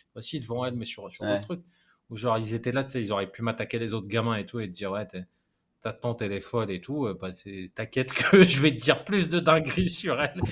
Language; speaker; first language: French; non-native, local second language; Arabic